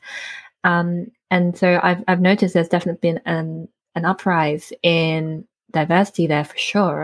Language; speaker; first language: English; native; English